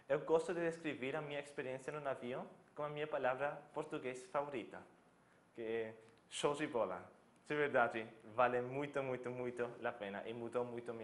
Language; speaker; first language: Portuguese; non-native, fluent; German